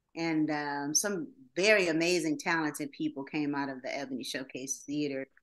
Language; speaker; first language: English; native; English